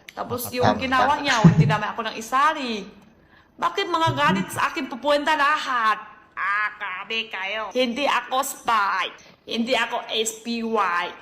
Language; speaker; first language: Filipino; non-native, learner; Chinese